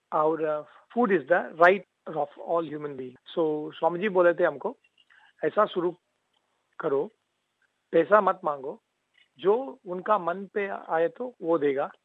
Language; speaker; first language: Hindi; non-native, local second language; Tamil